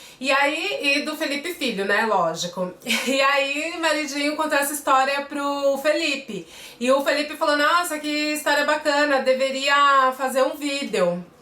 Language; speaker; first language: Portuguese; native; Portuguese